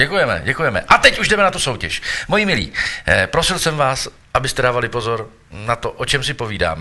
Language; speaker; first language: Czech; native; Czech